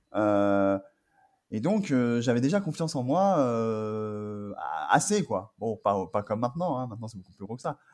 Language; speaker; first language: French; native; French